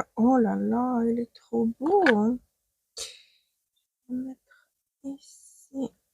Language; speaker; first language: French; non-native, fluent; Ukrainian